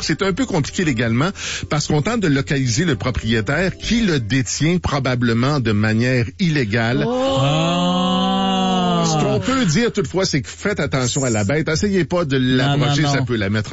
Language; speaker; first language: French; native; French